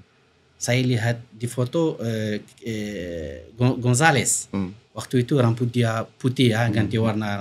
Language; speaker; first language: Indonesian; non-native, fluent; Arabic